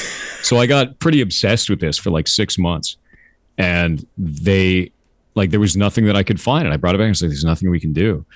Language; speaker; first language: English; native; English